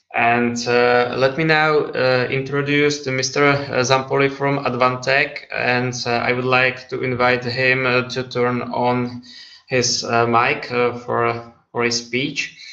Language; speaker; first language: English; non-native, fluent; Czech